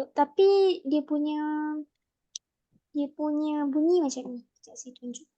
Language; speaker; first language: Malay; native; Malay